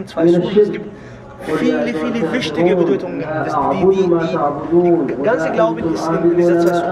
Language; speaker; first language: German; non-native, learner; Arabic